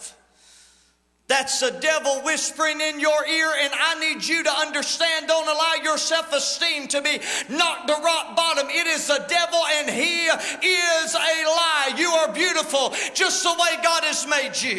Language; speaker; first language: English; native; English